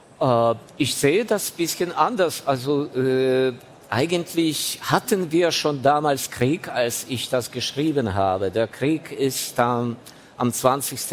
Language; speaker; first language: German; non-native, fluent; Ukrainian